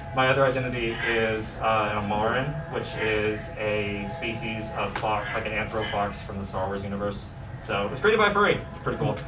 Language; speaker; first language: English; native; English